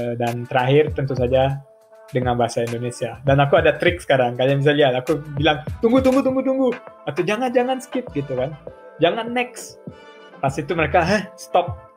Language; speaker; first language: Indonesian; early bilingual, heritage; German